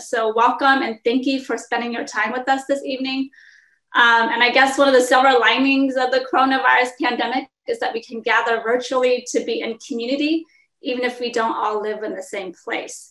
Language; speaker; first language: English; early bilingual, other home language; Hmong